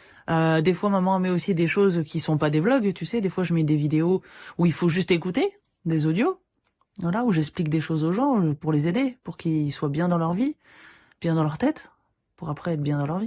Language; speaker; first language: French; native; French